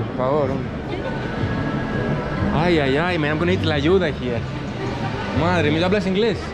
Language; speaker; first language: Spanish; non-native, learner; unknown